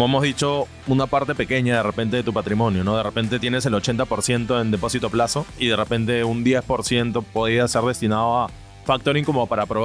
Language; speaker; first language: Spanish; native; Spanish